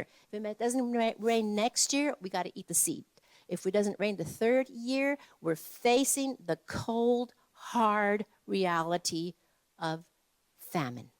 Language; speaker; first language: English; native; English